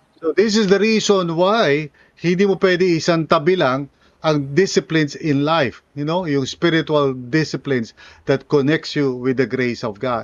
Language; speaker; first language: English; non-native, local second language; Filipino